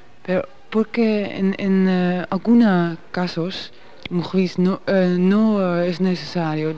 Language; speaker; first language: Spanish; non-native, learner; Dutch